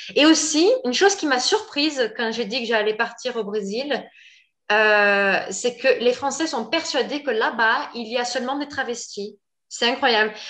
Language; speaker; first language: French; native; French